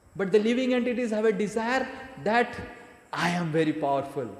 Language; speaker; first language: English; non-native, local second language; Hindi